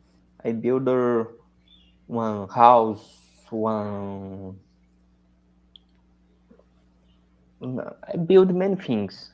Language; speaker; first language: English; non-native, learner; Portuguese